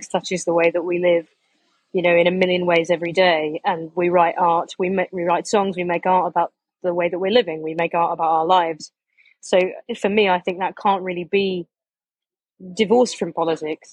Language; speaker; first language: English; native; English